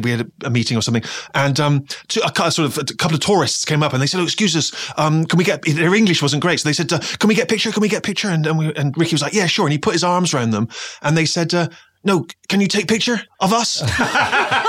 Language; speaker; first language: English; native; English